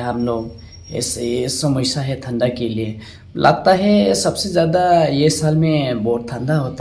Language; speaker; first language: Hindi; non-native, local second language; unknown